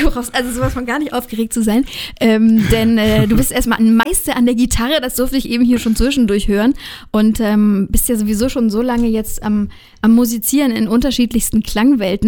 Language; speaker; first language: German; native; German